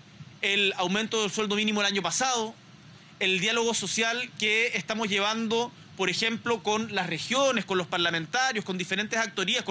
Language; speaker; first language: Spanish; native; Spanish